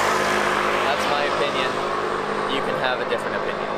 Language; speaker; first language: English; native; English